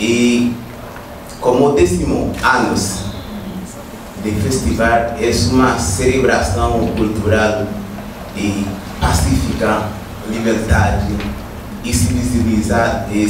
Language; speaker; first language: Portuguese; non-native, learner; Haitian Creole